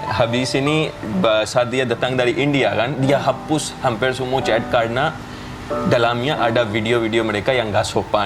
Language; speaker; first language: Indonesian; non-native, fluent; Hindi